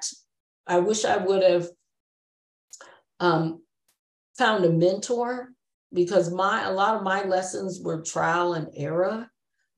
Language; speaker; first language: English; native; English